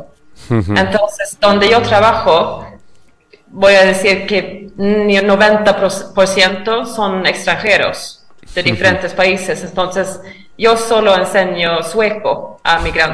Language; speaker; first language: Spanish; non-native, fluent; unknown